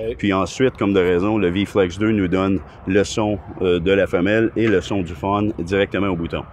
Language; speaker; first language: French; native; French